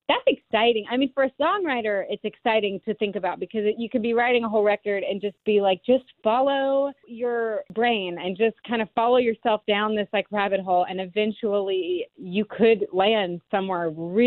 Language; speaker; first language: English; native; English